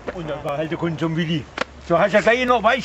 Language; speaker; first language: German; native; German